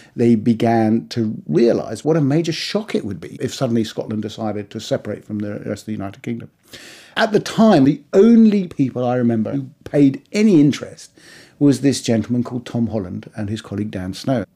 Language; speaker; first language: English; early bilingual, other home language; Persian